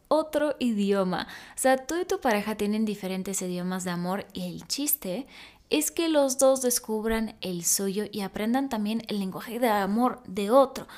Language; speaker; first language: Spanish; early bilingual, other home language; Russian